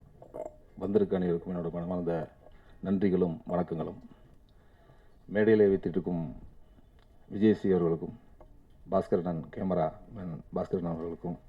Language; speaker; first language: Tamil; native; Tamil